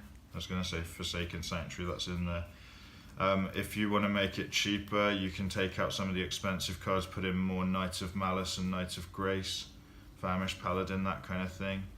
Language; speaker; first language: English; native; English